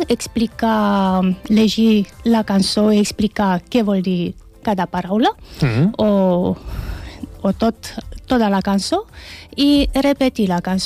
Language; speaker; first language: Catalan; non-native, fluent; Romanian